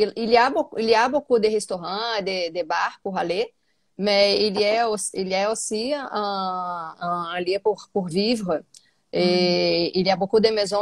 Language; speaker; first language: French; non-native, learner; Portuguese